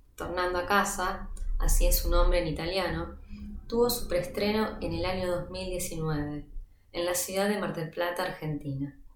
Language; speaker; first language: Spanish; native; Spanish